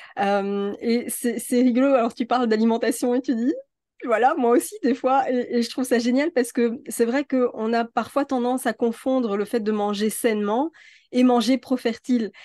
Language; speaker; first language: French; native; French